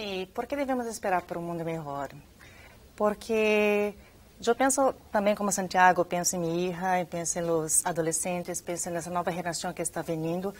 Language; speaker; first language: Spanish; non-native, fluent; Portuguese